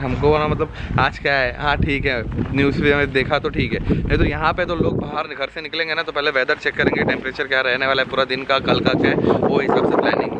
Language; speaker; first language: Hindi; native; Hindi